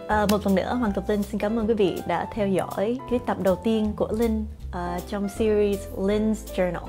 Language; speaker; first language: Vietnamese; early bilingual, heritage; Vietnamese